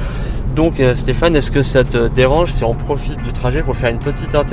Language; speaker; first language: French; native; French